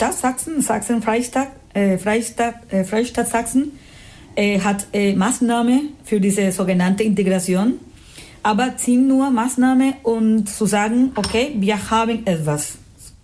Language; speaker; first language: German; non-native, fluent; Spanish